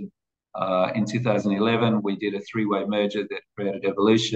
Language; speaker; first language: English; native; English